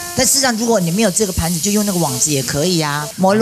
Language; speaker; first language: Chinese; native; Chinese